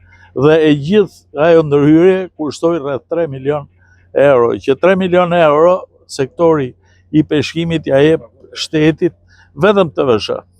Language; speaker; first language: Albanian; native; Albanian